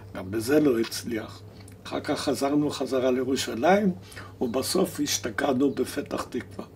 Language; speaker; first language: Hebrew; early bilingual, other home language; German